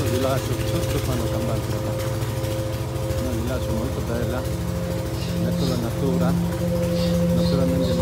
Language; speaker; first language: Italian; non-native, learner; Tibetan